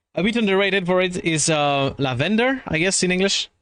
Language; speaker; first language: English; non-native, fluent; French